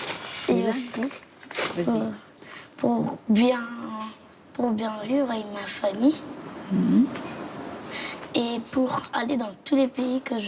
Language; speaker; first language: French; early bilingual, other home language; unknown